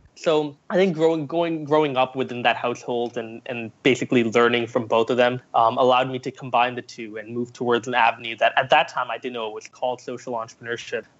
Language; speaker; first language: English; early bilingual, other home language; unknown